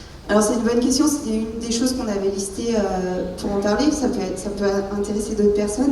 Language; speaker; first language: French; native; French